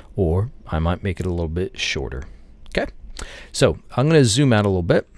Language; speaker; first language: English; native; English